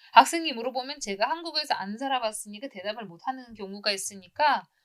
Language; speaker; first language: Korean; non-native, fluent; Uzbek